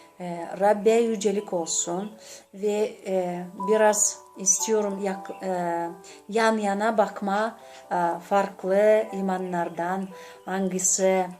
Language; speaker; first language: Turkish; non-native, learner; Gagauz